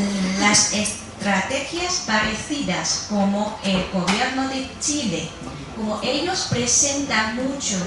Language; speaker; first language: Spanish; non-native, fluent; Chinese